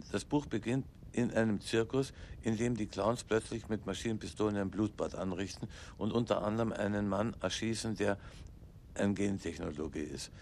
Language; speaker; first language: German; non-native, local second language; English